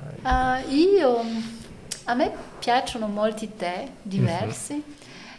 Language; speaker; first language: Italian; non-native, learner; French